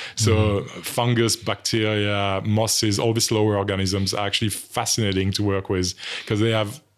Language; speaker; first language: English; non-native, fluent; French